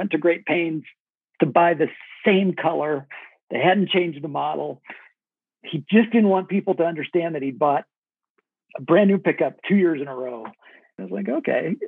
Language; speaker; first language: English; native; English